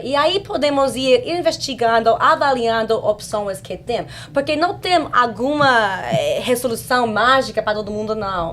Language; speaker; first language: Portuguese; non-native, fluent; English